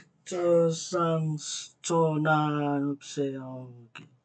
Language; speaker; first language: Chinese; non-native, fluent; Indonesian